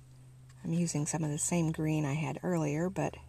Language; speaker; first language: English; native; English